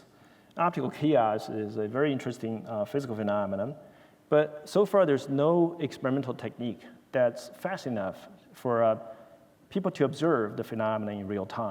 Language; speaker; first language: English; non-native, fluent; Chinese